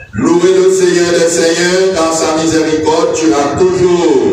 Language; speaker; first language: French; non-native, local second language; Haitian Creole